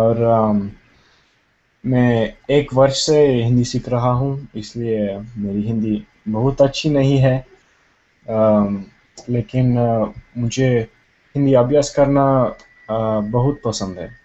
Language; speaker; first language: Hindi; non-native, learner; Tamil